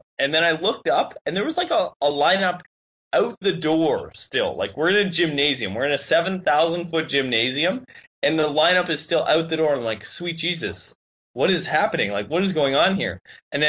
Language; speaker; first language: English; native; English